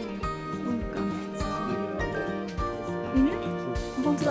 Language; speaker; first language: Japanese; native; Japanese